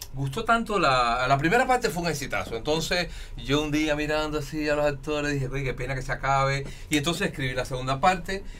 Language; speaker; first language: Spanish; native; Spanish